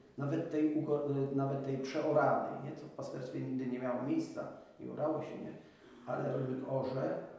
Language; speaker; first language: Polish; native; Polish